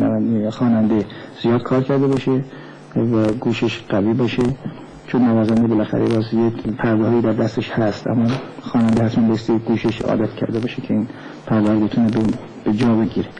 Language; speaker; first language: Persian; native; Persian